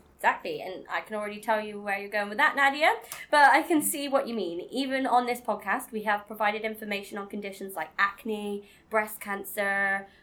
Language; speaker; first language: English; native; English